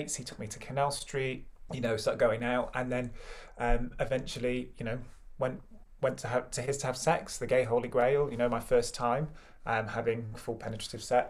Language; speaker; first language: English; native; English